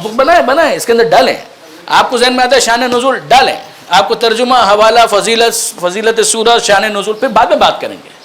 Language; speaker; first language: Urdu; non-native, local second language; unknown